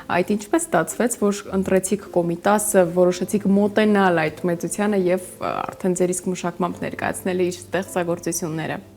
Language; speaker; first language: Armenian; native; Armenian